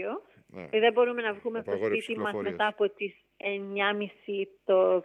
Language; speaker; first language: Greek; early bilingual, heritage; Greek